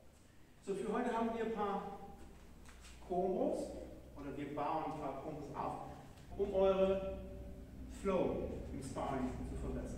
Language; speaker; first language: German; non-native, fluent; Hebrew